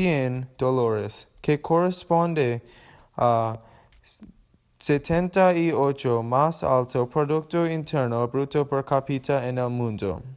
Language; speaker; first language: Spanish; non-native, learner; English